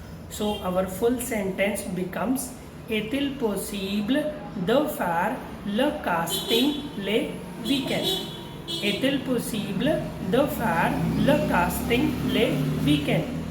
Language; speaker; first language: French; non-native, fluent; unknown